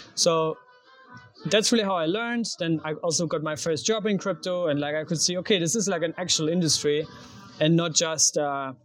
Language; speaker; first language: English; non-native, fluent; German